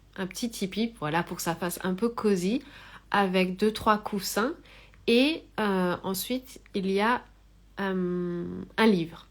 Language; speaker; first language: French; native; French